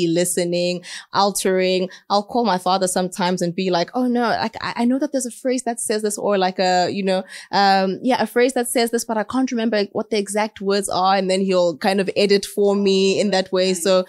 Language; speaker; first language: English; non-native, local second language; Southern Sotho